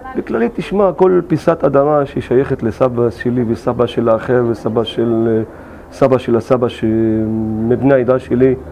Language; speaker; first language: Hebrew; non-native, local second language; Arabic